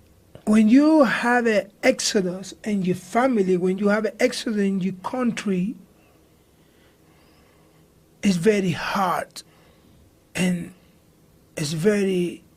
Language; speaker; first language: English; non-native, learner; Spanish